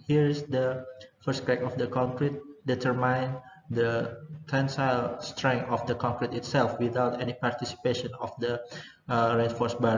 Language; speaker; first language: English; non-native, learner; Indonesian